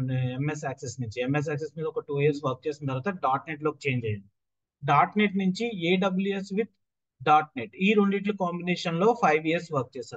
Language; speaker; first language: Telugu; native; Telugu